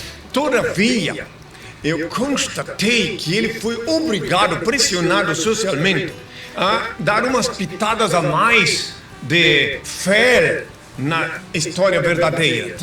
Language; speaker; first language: Portuguese; native; Portuguese